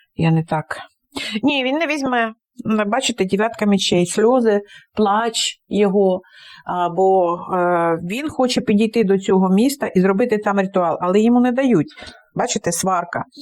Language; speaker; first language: Ukrainian; native; Ukrainian